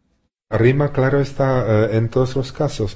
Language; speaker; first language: Spanish; non-native, fluent; Czech